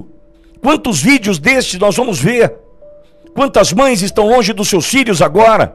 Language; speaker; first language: Portuguese; native; Portuguese